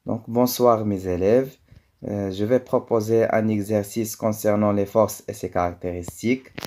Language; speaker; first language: French; non-native, local second language; Arabic